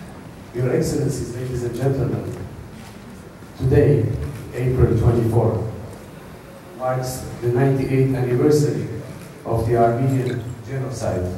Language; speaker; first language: English; non-native, fluent; Armenian